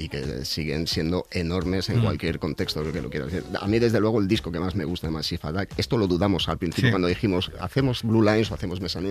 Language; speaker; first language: Spanish; native; Spanish